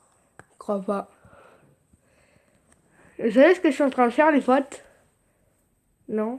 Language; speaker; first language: French; native; French